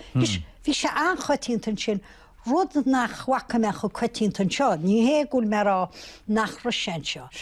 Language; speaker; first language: Irish; native; Irish